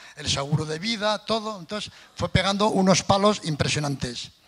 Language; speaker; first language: Spanish; native; Spanish